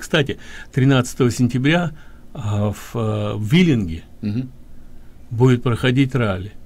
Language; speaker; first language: Russian; native; Russian